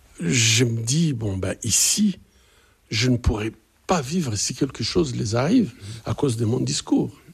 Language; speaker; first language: French; non-native, local second language; Swahili